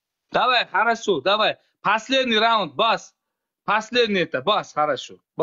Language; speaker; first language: Russian; non-native, learner; Uzbek